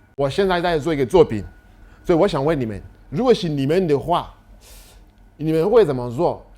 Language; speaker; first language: Chinese; non-native, fluent; French